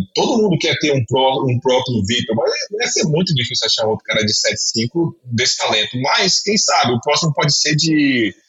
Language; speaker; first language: Portuguese; native; Portuguese